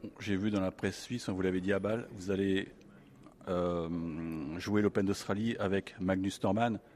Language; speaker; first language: French; native; French